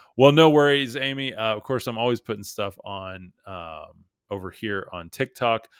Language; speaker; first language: English; early bilingual, other home language; German